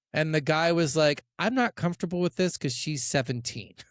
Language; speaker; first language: English; native; English